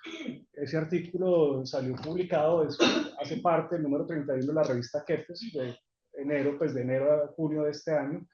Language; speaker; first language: Spanish; native; Spanish